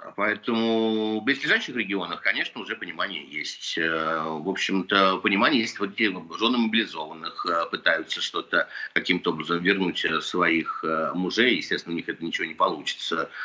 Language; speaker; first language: Russian; native; Russian